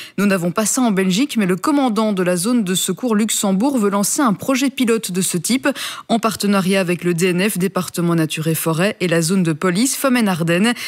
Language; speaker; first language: French; native; French